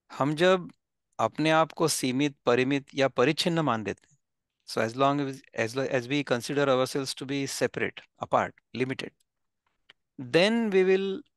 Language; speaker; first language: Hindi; non-native, local second language; Marathi